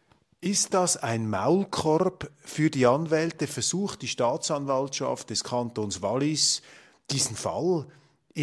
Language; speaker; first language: German; native; German